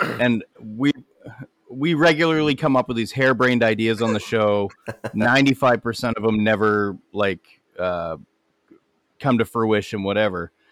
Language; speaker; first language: English; native; English